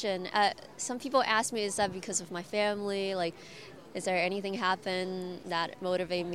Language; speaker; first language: English; non-native, local second language; Cantonese